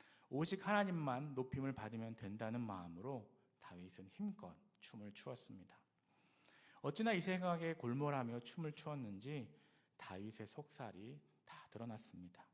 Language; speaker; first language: Korean; native; Korean